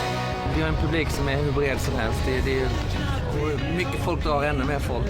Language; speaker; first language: Swedish; native; Swedish